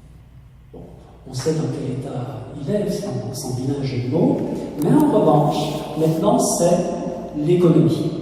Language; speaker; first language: French; native; French